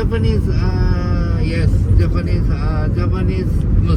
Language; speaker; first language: English; non-native, learner; Japanese